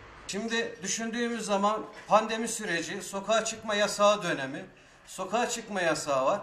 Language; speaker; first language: Turkish; native; Turkish